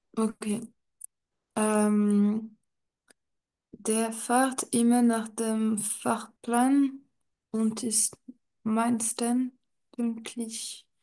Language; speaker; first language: German; non-native, learner; French